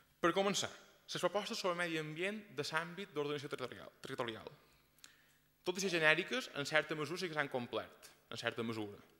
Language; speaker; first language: Catalan; native; Catalan